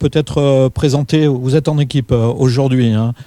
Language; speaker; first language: French; native; French